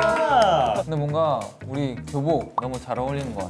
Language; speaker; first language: Korean; native; Korean